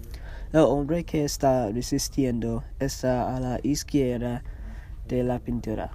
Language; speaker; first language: Spanish; non-native, learner; English